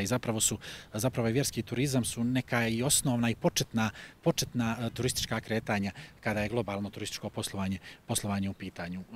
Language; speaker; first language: Croatian; native; Croatian